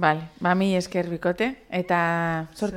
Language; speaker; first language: Basque; native; Basque